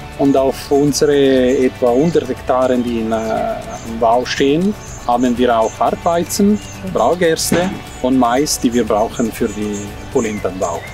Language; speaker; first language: German; non-native, local second language; Italian